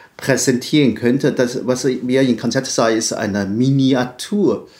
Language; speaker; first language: German; non-native, learner; Chinese